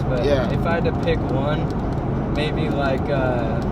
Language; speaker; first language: English; native; English